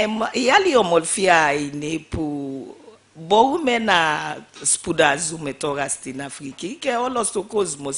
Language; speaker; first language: Greek; non-native, fluent; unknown